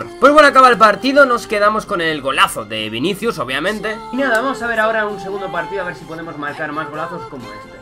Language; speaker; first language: Spanish; native; Spanish